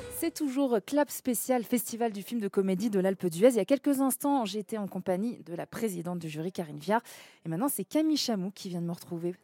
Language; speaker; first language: French; native; French